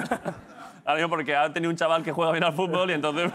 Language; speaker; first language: Spanish; native; Spanish